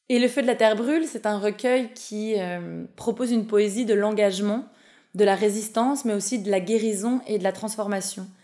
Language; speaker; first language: French; native; French